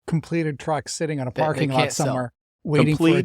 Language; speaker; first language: English; native; English